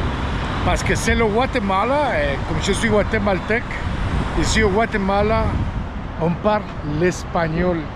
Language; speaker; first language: French; non-native, fluent; Spanish